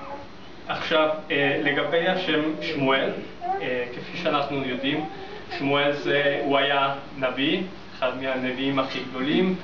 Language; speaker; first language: Hebrew; non-native, fluent; English